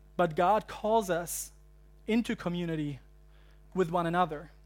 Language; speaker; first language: English; non-native, fluent; German